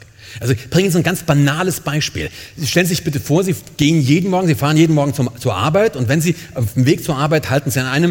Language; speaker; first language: German; native; German